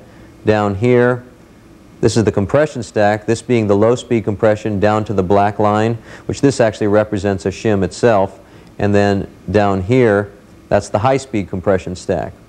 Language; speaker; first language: English; native; English